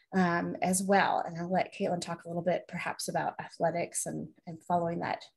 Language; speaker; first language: English; native; English